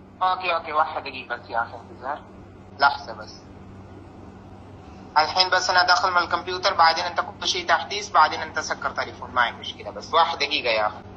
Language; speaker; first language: Arabic; non-native, learner; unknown